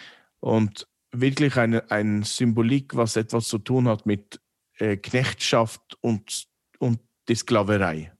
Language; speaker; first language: German; non-native, fluent; English